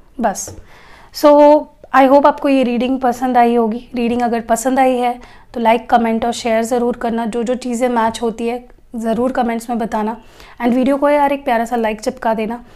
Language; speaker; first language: Hindi; non-native, local second language; Marathi